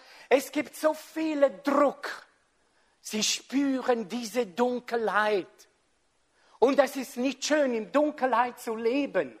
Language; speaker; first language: German; non-native, fluent; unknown